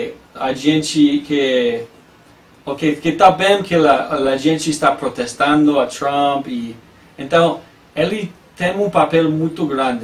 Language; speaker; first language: Portuguese; non-native, learner; English